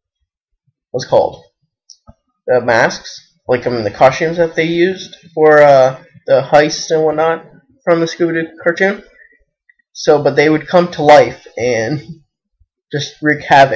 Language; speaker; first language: English; native; English